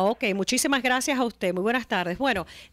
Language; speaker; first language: Spanish; native; Spanish